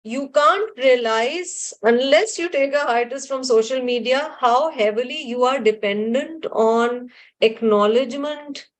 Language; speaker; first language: English; non-native, local second language; Urdu